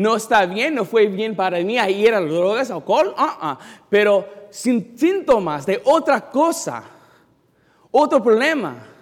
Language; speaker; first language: Spanish; non-native, learner; English